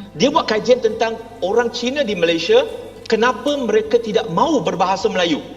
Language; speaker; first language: Malay; non-native, local second language; Chinese